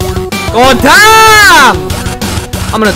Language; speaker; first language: English; native; English